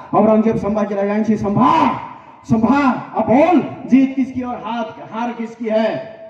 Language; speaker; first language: Hindi; non-native, local second language; Marathi